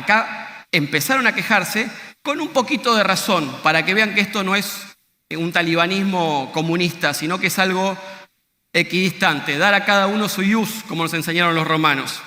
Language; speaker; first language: Spanish; native; Spanish